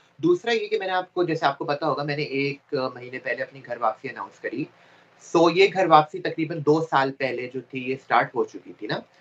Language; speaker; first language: Urdu; native; Urdu